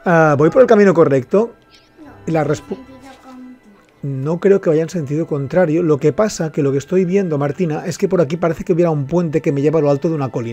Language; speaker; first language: Spanish; native; Spanish